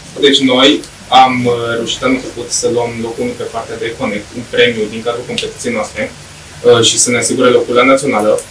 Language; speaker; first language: Romanian; native; Romanian